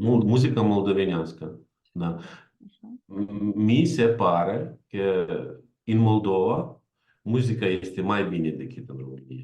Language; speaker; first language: Romanian; non-native, learner; Ukrainian